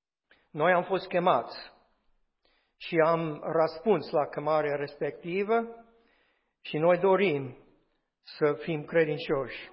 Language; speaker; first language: Romanian; non-native, fluent; English